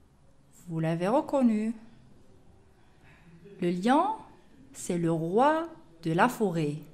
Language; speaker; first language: French; non-native, local second language; Arabic